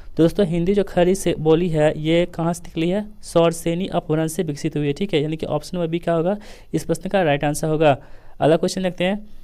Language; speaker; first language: Hindi; native; Hindi